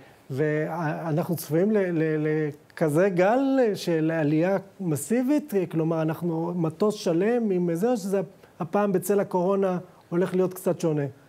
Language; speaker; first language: Hebrew; native; Hebrew